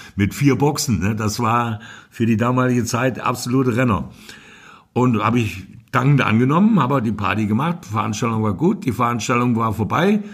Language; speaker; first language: German; native; German